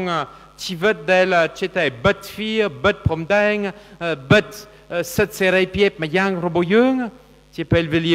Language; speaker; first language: Khmer; non-native, fluent; French